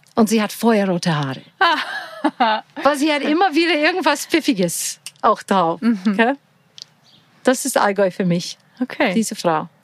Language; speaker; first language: German; non-native, fluent; English